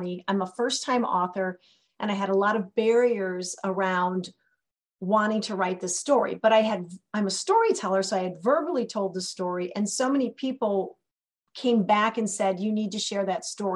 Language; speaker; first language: English; native; English